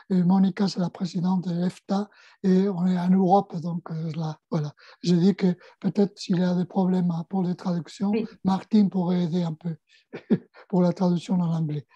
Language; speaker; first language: French; non-native, fluent; Spanish